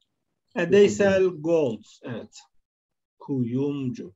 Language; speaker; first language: English; non-native, learner; Arabic